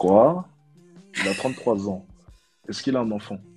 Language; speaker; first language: French; native; French